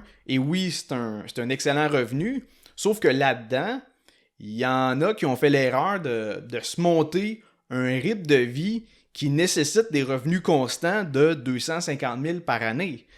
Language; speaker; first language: French; native; French